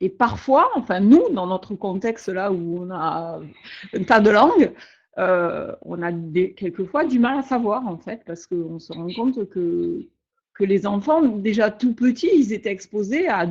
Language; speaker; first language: French; native; French